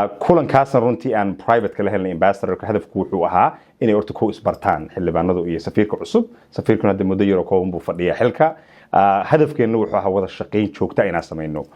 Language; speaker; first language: Somali; early bilingual, heritage; Somali